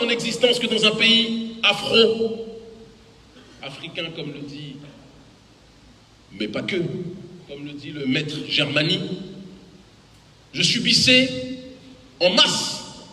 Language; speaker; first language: French; native; French